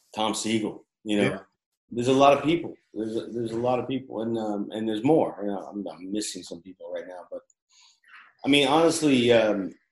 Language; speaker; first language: English; early bilingual, other home language; Filipino